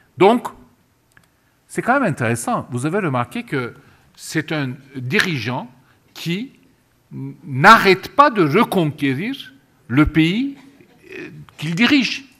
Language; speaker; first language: French; non-native, fluent; Turkish